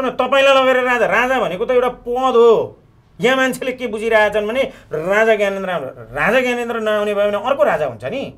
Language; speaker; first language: Nepali; native; Nepali